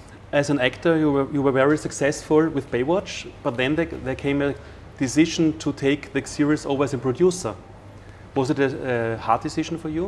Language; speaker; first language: English; non-native, fluent; German